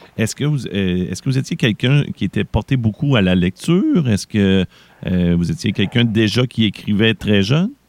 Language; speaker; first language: French; native; French